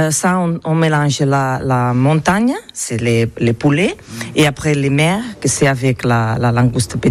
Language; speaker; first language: French; non-native, learner; Catalan